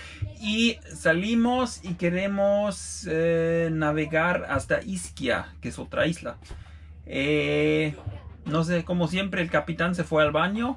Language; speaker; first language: Spanish; non-native, fluent; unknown